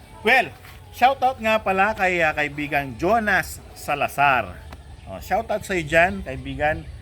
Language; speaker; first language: Filipino; native; Filipino